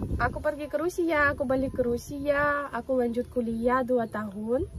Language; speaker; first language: Indonesian; non-native, fluent; Russian